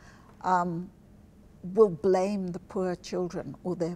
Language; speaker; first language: English; native; English